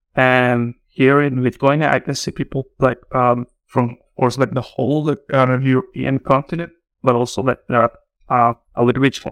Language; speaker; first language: English; non-native, fluent; Spanish